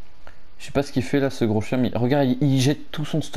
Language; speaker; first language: French; native; French